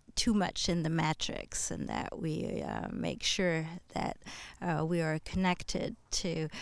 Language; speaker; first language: English; non-native, fluent; French